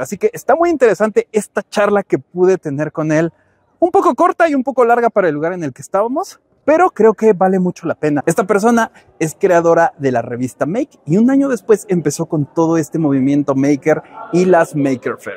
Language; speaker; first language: Spanish; native; Spanish